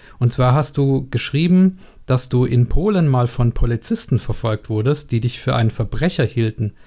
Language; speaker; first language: German; native; German